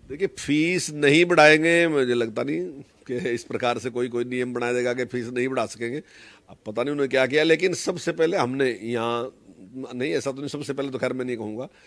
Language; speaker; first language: Hindi; native; Hindi